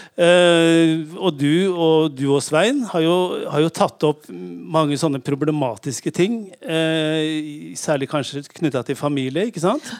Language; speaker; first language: Norwegian; native; Norwegian